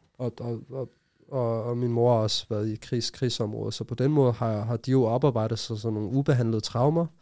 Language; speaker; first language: Danish; early bilingual, other home language; Arabic